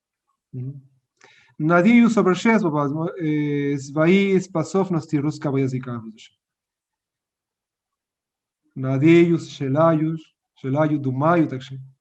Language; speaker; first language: Russian; non-native, learner; Spanish